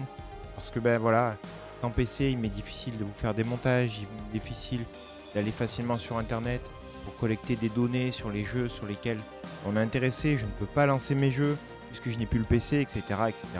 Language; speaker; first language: French; native; French